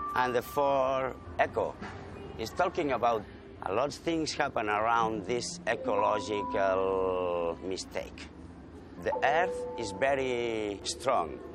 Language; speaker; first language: English; non-native, learner; Spanish